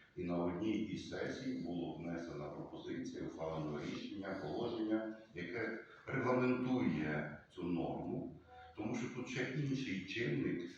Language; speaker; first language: Ukrainian; native; Ukrainian